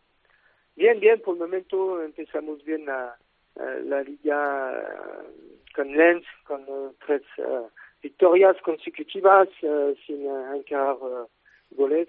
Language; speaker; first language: Spanish; non-native, fluent; French